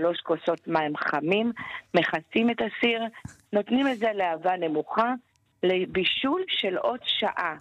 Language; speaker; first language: Hebrew; native; Hebrew